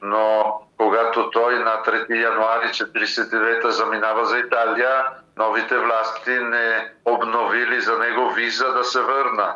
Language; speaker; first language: Bulgarian; non-native, fluent; Italian